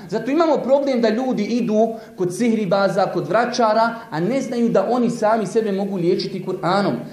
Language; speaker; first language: Bosnian; native; Bosnian